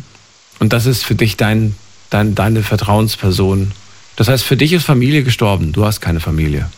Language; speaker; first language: German; native; German